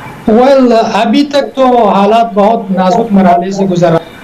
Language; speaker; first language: Hindi; non-native, fluent; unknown